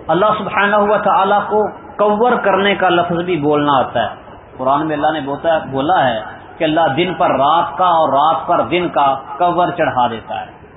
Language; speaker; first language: Urdu; non-native, local second language; Punjabi